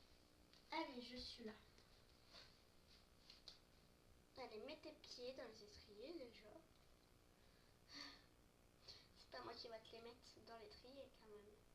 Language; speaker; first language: French; native; French